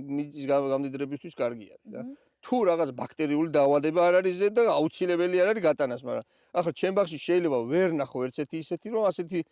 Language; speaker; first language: Georgian; native; Georgian